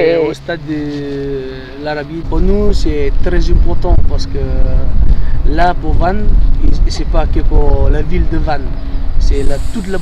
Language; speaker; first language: French; non-native, learner; Fijian